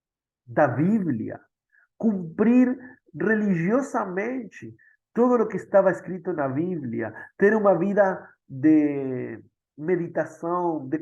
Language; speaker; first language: Portuguese; non-native, fluent; Spanish